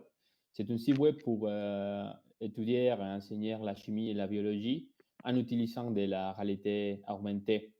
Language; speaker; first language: French; non-native, fluent; Spanish